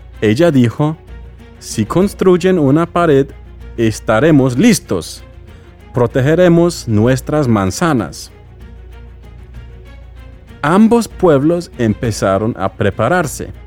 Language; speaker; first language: Spanish; non-native, fluent; English